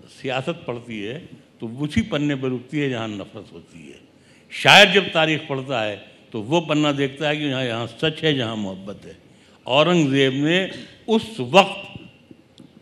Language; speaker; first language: Hindi; native; Hindi